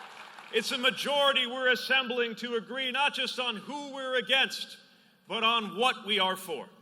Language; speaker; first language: English; native; English